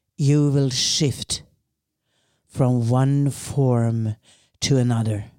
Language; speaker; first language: English; non-native, fluent; Norwegian